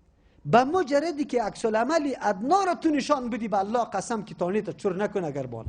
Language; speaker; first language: Persian; native; Persian